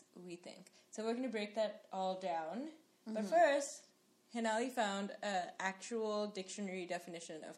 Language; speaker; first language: English; non-native, local second language; Sinhala